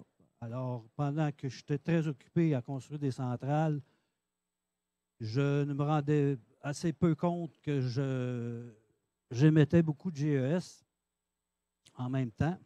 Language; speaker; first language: French; native; French